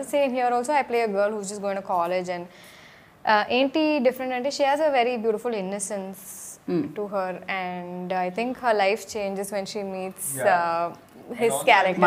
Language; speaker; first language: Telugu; non-native, learner; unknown